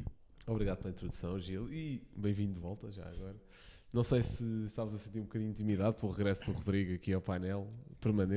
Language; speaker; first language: Portuguese; native; Portuguese